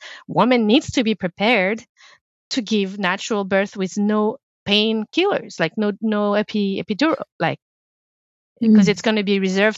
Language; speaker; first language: English; non-native, fluent; French